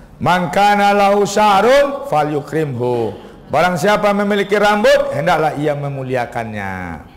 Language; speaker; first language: Malay; non-native, local second language; Minangkabau